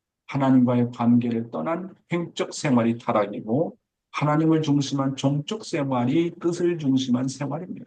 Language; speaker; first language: Korean; native; Korean